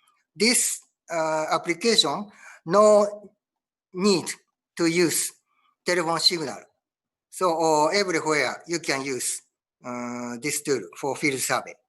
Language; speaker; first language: English; non-native, learner; Japanese